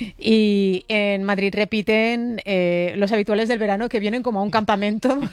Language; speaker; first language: Spanish; native; Spanish